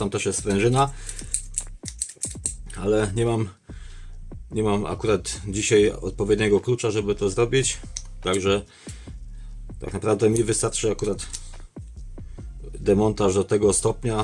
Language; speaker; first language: Polish; native; Polish